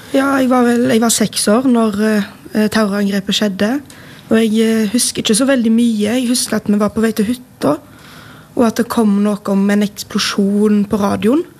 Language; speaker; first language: Norwegian; native; Norwegian